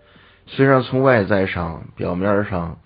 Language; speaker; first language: Chinese; native; Chinese